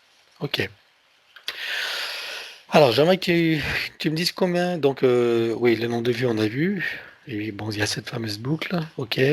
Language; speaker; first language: French; native; French